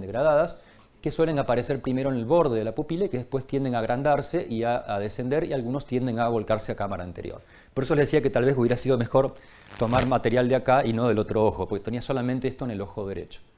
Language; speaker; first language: Spanish; native; Spanish